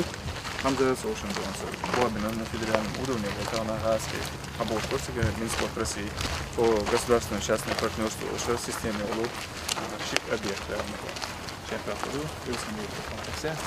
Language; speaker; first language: Russian; non-native, local second language; Chechen